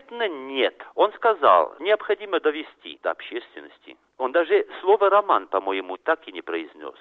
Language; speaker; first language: Russian; non-native, fluent; French